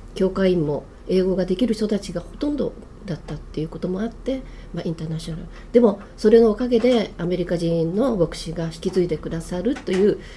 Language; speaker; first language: Japanese; native; Japanese